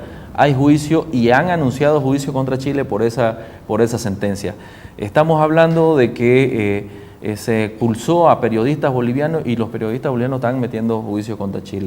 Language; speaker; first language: Spanish; native; Spanish